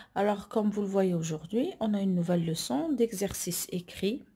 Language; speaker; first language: French; non-native, local second language; Arabic